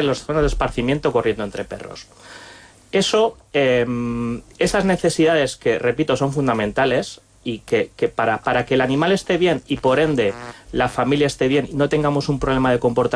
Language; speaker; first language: Spanish; native; Spanish